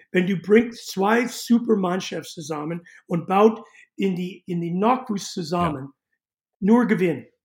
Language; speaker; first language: German; non-native, learner; English